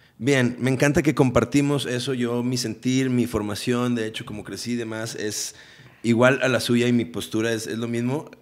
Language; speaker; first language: Spanish; native; Spanish